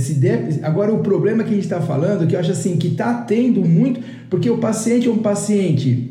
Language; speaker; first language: Portuguese; native; Portuguese